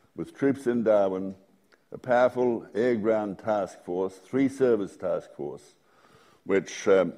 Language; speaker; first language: English; native; English